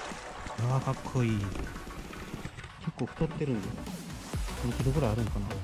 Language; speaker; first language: Japanese; native; Japanese